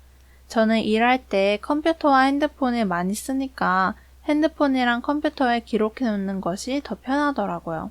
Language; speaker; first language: Korean; native; Korean